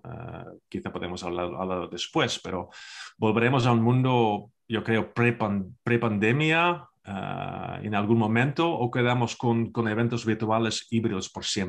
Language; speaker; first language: Spanish; non-native, fluent; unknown